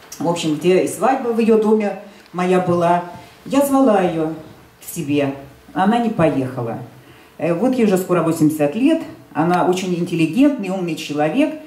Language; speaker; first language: Russian; native; Russian